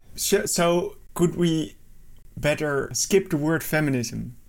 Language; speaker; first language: English; non-native, fluent; Dutch